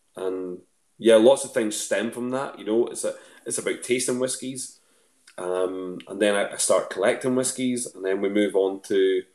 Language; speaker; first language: English; native; English